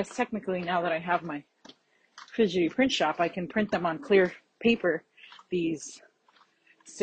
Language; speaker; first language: English; native; English